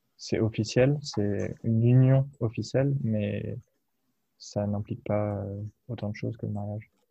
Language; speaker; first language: French; native; French